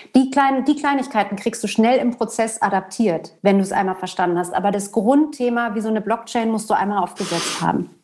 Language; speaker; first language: German; native; German